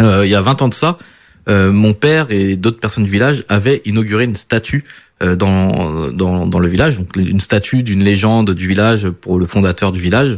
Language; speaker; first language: French; early bilingual, other home language; Portuguese